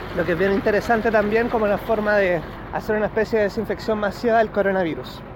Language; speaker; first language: Spanish; native; Spanish